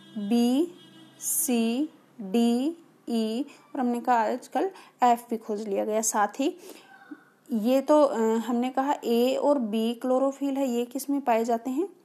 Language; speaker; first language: Hindi; native; Hindi